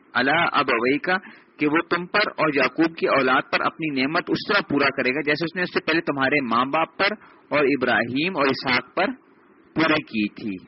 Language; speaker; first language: Urdu; native; Urdu